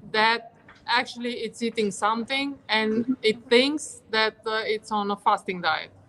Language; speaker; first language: English; non-native, fluent; Romanian